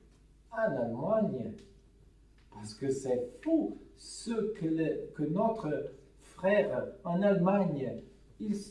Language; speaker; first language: French; non-native, fluent; Italian